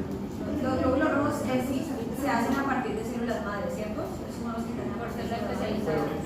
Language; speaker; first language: Spanish; native; Spanish